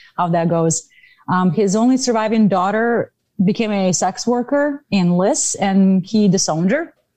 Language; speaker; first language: English; non-native, fluent; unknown